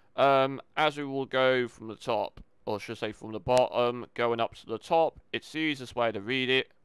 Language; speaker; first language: English; native; English